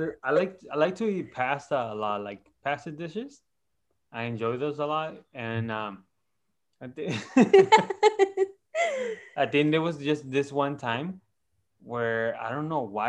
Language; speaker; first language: English; non-native, fluent; Spanish